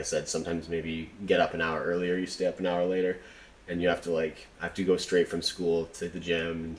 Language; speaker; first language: English; native; English